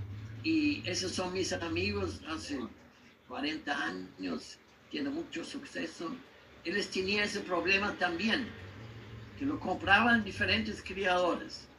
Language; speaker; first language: Spanish; non-native, learner; German